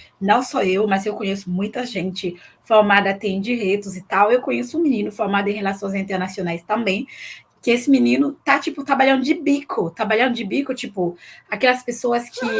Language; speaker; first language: Portuguese; non-native, fluent; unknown